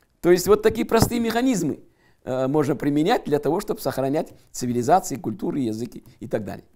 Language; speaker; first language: Russian; non-native, local second language; Crimean Tatar